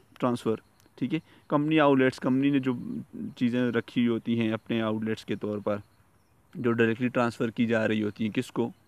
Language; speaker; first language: Urdu; native; Urdu